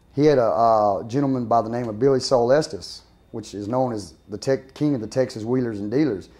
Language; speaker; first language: English; native; English